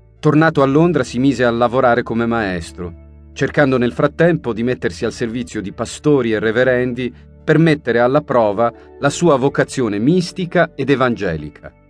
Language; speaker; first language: Italian; native; Italian